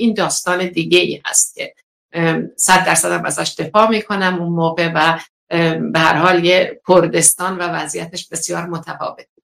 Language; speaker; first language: Persian; non-native, local second language; Azerbaijani